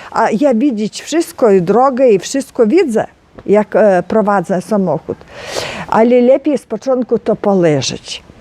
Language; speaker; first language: Polish; non-native, learner; Ukrainian